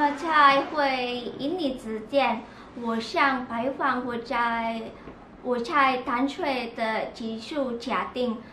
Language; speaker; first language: Chinese; non-native, learner; Indonesian